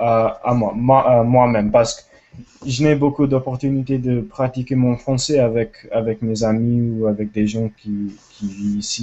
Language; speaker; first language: French; non-native, learner; English